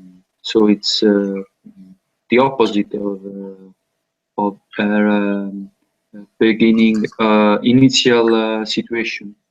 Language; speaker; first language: English; non-native, learner; Italian